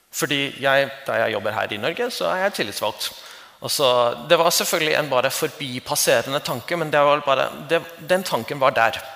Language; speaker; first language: Norwegian; non-native, fluent; English